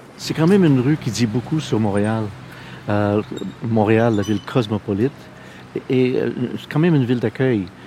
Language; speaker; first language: French; non-native, local second language; English